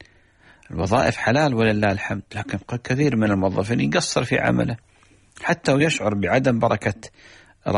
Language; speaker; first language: Arabic; native; Arabic